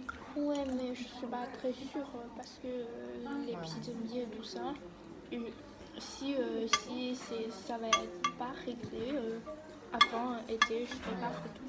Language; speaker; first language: French; non-native, learner; Vietnamese